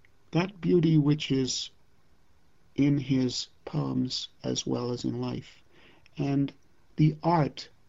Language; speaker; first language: English; native; English